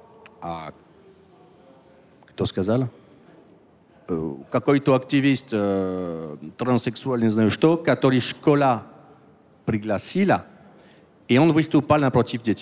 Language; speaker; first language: Russian; non-native, learner; French